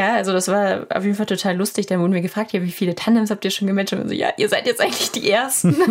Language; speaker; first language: German; native; German